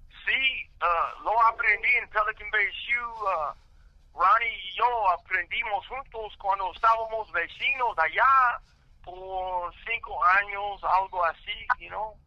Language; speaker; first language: Spanish; non-native, learner; English